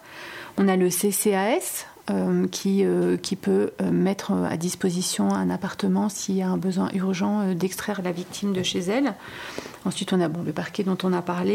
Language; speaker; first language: French; native; French